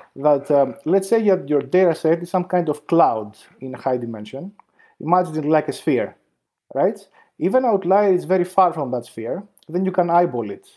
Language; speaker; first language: English; non-native, fluent; Greek